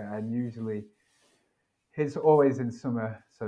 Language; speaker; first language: English; native; English